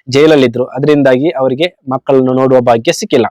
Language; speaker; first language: Kannada; non-native, local second language; Tulu